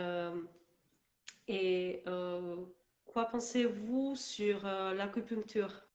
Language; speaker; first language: French; non-native, learner; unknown